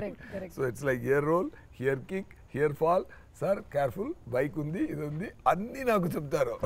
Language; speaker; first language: Telugu; non-native, fluent; Tamil